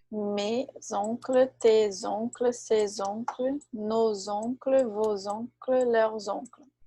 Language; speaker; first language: French; non-native, fluent; Portuguese